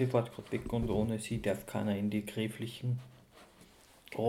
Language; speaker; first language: German; native; German